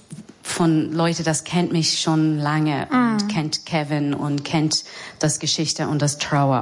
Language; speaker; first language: German; non-native, learner; English